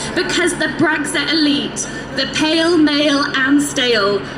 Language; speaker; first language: English; native; English